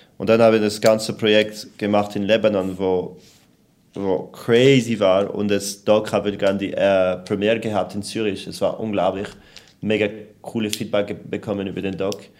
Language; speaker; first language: German; non-native, local second language; French